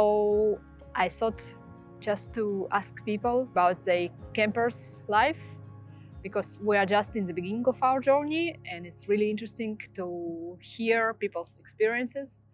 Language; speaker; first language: English; non-native, fluent; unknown